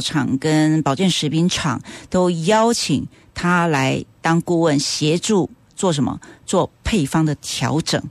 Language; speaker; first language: Chinese; native; Chinese